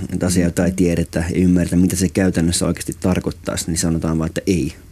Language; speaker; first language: Finnish; native; Finnish